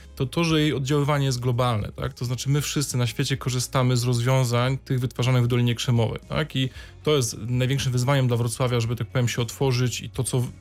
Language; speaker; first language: Polish; native; Polish